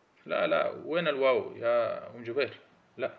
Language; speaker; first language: Arabic; early bilingual, heritage; Arabic